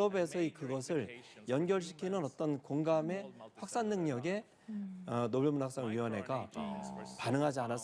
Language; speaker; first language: Korean; native; Korean